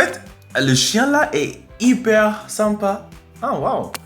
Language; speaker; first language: French; non-native, fluent; English